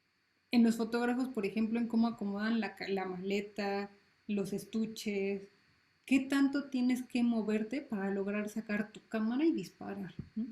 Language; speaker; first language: Spanish; native; Spanish